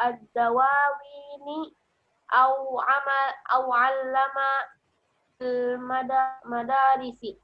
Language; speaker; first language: Arabic; non-native, learner; Indonesian